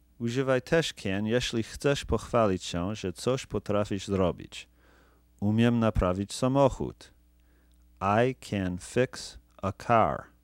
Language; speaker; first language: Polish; non-native, fluent; English